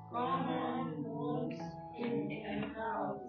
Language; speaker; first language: English; non-native, learner; French